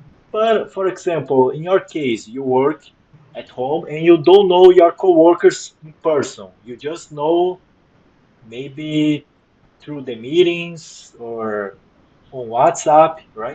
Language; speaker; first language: English; non-native, fluent; Portuguese